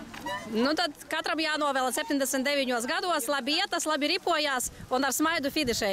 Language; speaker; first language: Latvian; native; Latvian